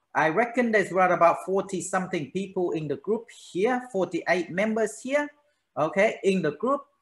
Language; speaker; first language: English; non-native, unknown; Vietnamese